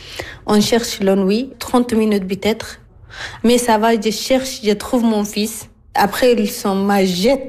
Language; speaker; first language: French; non-native, learner; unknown